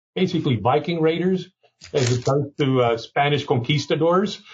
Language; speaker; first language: English; early bilingual, other home language; Spanish